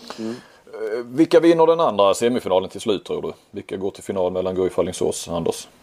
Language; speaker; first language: Swedish; native; Swedish